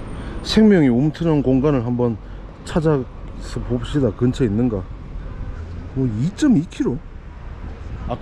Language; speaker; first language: Korean; native; Korean